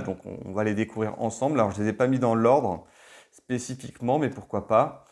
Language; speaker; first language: French; native; French